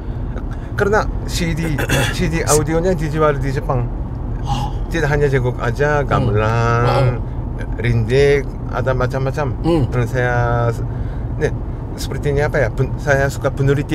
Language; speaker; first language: Indonesian; non-native, fluent; Japanese